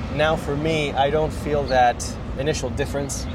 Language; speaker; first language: English; non-native, fluent; Spanish